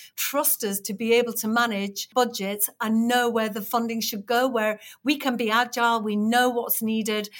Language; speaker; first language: English; native; English